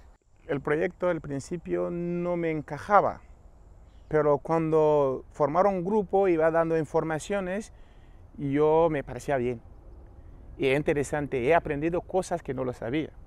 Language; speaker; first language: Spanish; non-native, learner; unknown